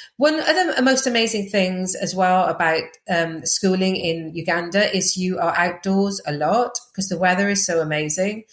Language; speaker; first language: English; native; English